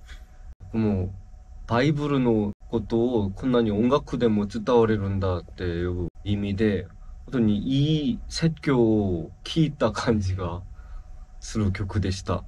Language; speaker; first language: Japanese; non-native, fluent; Korean